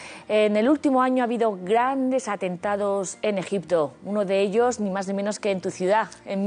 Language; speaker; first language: Spanish; native; Spanish